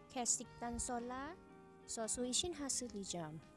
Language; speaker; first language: Turkish; non-native, learner; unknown